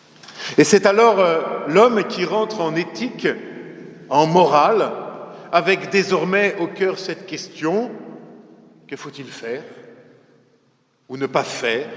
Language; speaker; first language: French; native; French